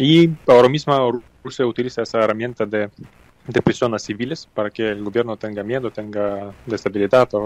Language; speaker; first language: Spanish; non-native, fluent; Ukrainian